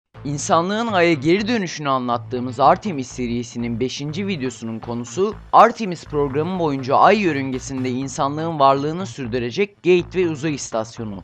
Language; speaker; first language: Turkish; native; Turkish